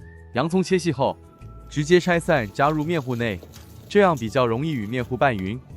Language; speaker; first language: Chinese; native; Chinese